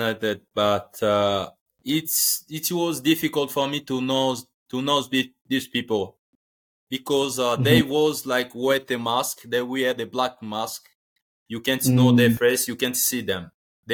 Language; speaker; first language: English; non-native, learner; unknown